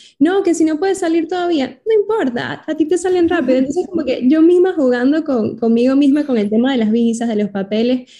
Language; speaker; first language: Spanish; native; Spanish